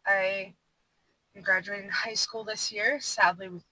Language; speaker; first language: English; native; English